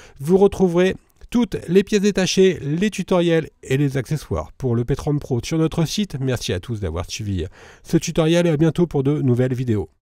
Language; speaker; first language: French; native; French